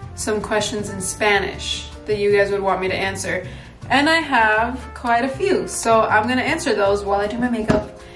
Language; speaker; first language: English; early bilingual, other home language; Spanish